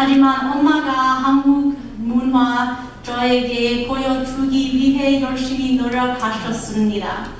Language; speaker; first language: Korean; non-native, learner; English